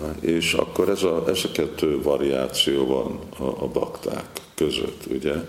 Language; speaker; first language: Hungarian; non-native, fluent; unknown